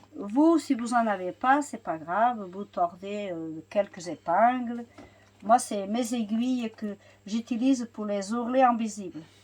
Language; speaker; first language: French; non-native, fluent; Portuguese